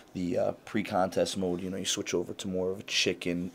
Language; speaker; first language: English; native; English